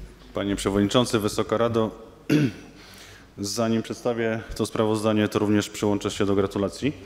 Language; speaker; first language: Polish; native; Polish